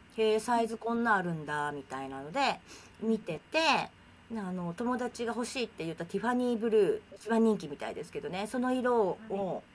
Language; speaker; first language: Japanese; native; Japanese